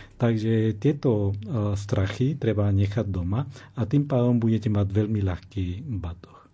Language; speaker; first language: Slovak; non-native, fluent; Spanish